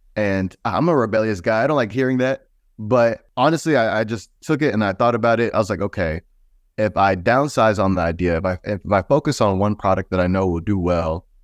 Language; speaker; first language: English; native; English